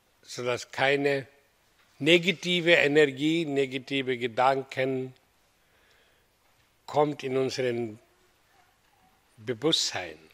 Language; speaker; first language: German; non-native, learner; Hindi